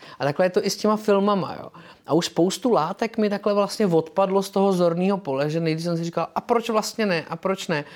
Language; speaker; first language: Czech; native; Czech